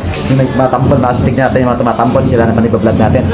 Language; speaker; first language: Filipino; native; Filipino